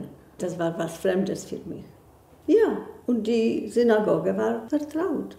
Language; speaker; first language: German; non-native, fluent; Polish